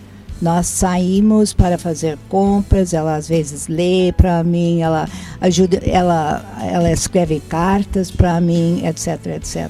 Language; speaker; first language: Portuguese; non-native, fluent; English